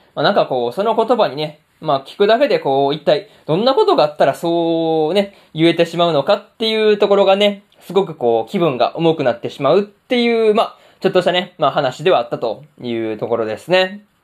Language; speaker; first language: Japanese; native; Japanese